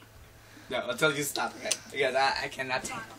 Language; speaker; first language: English; native; English